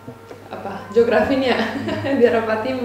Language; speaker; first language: Indonesian; non-native, fluent; Romanian